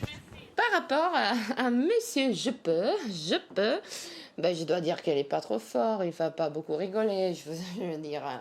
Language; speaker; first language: French; non-native, learner; Italian